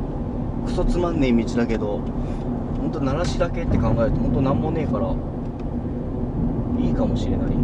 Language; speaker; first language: Japanese; native; Japanese